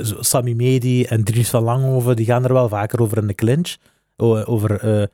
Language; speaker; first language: Dutch; native; Dutch